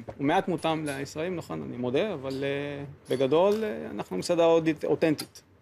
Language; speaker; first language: Hebrew; early bilingual, other home language; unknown